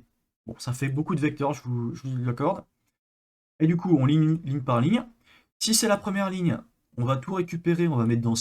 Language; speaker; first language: French; native; French